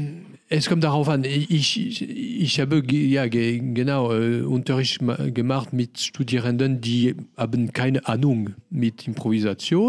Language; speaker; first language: German; non-native, learner; French